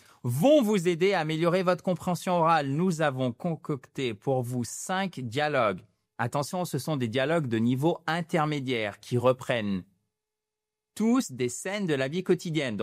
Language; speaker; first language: French; native; French